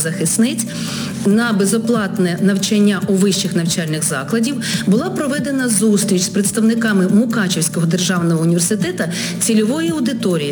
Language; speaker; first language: Ukrainian; native; Ukrainian